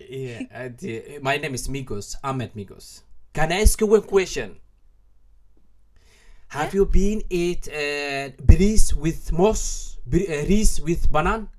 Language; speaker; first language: English; non-native, learner; Somali